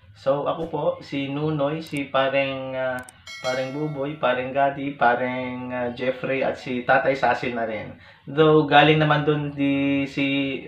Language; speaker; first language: Filipino; non-native, local second language; Iloko